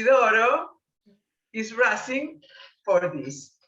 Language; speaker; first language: English; non-native, learner; Spanish